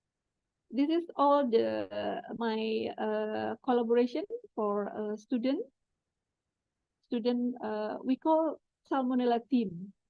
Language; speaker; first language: English; non-native, fluent; Indonesian